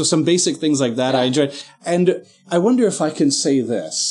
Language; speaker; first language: English; native; English